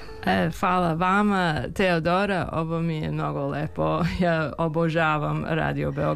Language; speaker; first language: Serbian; early bilingual, heritage; Serbian